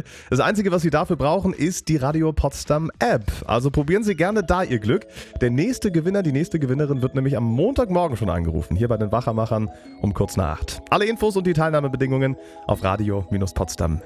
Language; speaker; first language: German; native; German